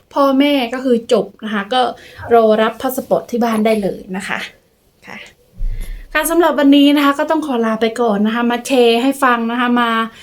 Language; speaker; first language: Thai; native; Thai